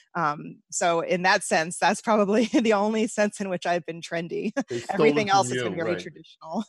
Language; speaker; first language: English; native; English